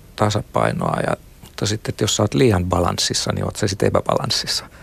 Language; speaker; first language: Finnish; native; Finnish